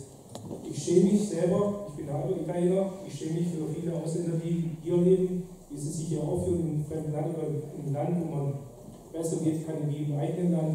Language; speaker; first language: German; native; German